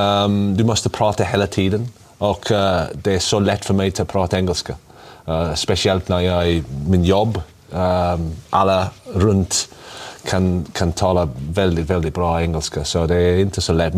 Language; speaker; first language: Swedish; non-native, learner; English